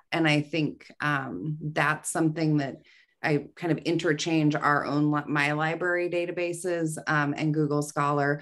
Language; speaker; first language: English; native; English